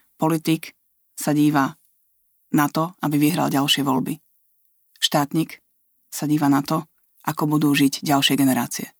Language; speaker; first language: Slovak; native; Slovak